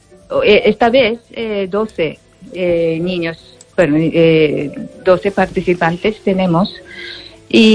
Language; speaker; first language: Spanish; non-native, fluent; Japanese